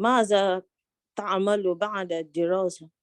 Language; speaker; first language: Arabic; non-native, learner; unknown